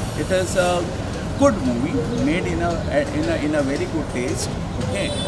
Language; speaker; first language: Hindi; non-native, local second language; Bangla